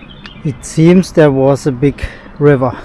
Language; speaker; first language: English; non-native, learner; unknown